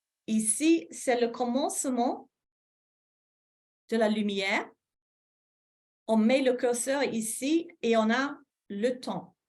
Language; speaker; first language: French; non-native, fluent; English